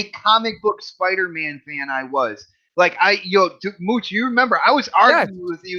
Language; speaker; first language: English; native; English